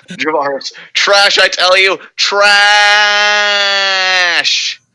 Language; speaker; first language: English; native; English